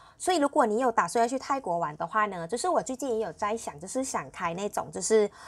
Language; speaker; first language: Chinese; non-native, fluent; Thai